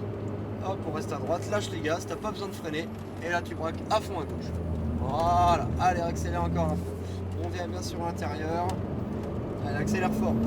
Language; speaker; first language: French; native; French